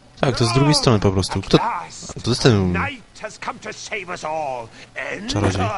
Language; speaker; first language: Polish; native; Polish